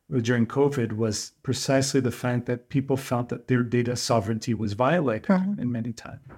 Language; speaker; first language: English; non-native, fluent; Portuguese